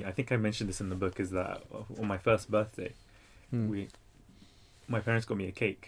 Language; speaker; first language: English; native; English